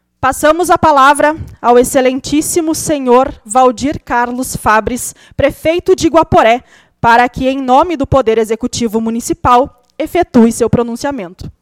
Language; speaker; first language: Portuguese; native; Portuguese